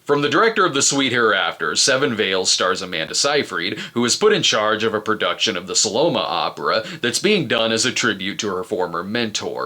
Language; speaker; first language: English; native; English